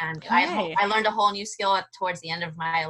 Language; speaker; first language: English; early bilingual, other home language; Spanish